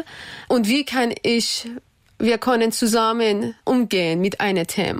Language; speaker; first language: German; non-native, learner; Persian